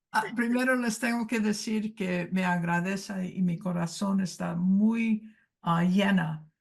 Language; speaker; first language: Spanish; early bilingual, heritage; Spanish